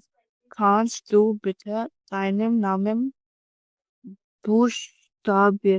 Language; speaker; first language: German; non-native, learner; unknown